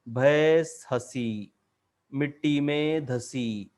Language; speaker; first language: Hindi; non-native, local second language; Marathi